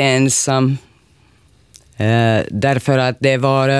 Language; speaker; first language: Swedish; non-native, local second language; Finnish